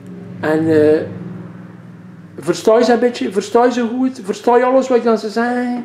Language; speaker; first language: Dutch; native; Dutch